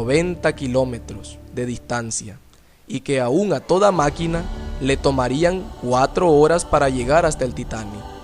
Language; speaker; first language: Spanish; native; Spanish